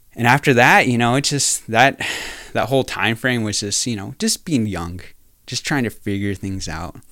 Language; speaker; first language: English; native; English